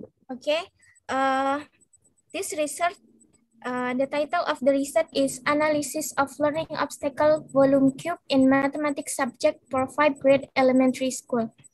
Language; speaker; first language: English; non-native, learner; Indonesian